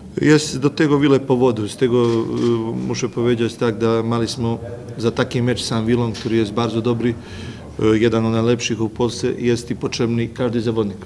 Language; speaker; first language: Polish; non-native, learner; Serbian